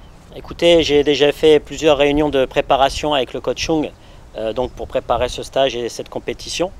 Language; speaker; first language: French; native; French